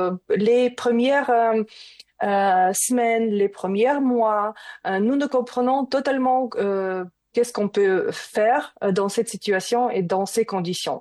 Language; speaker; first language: French; non-native, learner; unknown